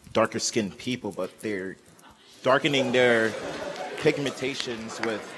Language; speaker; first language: English; native; English